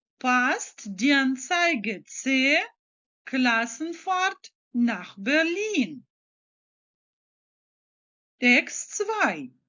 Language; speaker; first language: German; non-native, fluent; Ukrainian